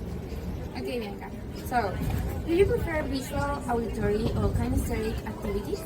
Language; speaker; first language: English; non-native, learner; Spanish